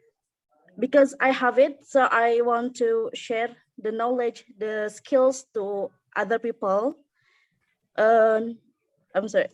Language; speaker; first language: English; non-native, learner; Indonesian